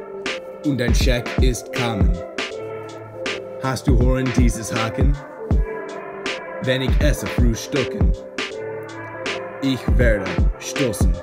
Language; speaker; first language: German; non-native, learner; English